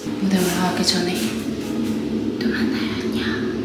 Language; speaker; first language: Korean; native; Korean